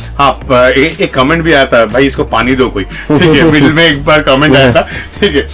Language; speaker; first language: Hindi; non-native, local second language; Bangla